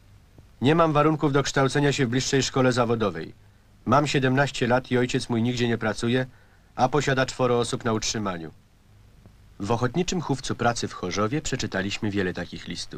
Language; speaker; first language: Polish; native; Polish